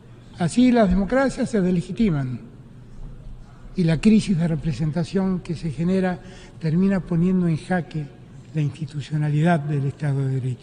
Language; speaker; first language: Spanish; native; Spanish